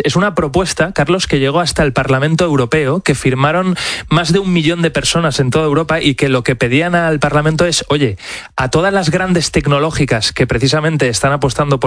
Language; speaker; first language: Spanish; native; Spanish